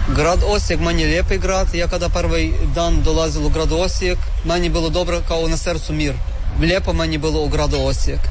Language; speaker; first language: Serbian; non-native, learner; Ukrainian